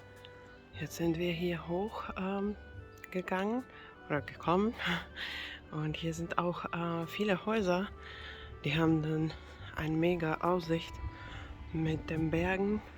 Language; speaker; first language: German; non-native, fluent; Finnish